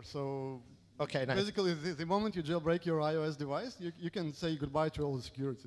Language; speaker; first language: English; non-native, fluent; Russian